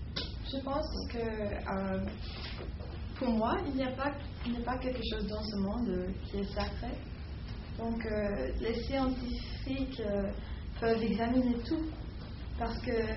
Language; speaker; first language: French; non-native, learner; English